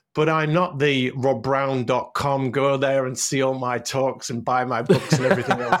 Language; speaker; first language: English; native; English